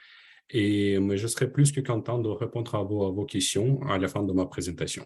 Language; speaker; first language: French; non-native, fluent; Ukrainian